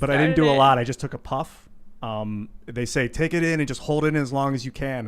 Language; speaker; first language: English; native; English